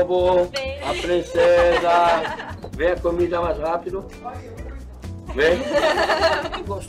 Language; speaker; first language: Portuguese; non-native, fluent; French